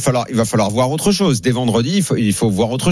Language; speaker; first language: French; native; French